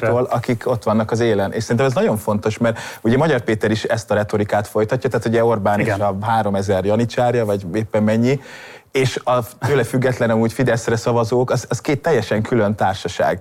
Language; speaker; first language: Hungarian; native; Hungarian